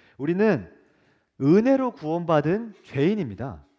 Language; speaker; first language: Korean; native; Korean